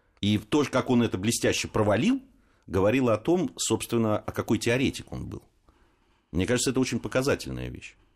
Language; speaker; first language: Russian; native; Russian